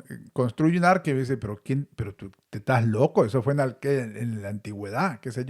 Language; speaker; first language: Spanish; native; Spanish